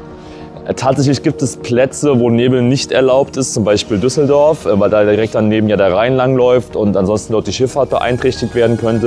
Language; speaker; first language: German; native; German